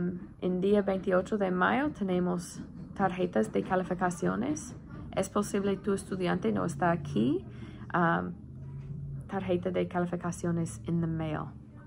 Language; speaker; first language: Spanish; non-native, learner; English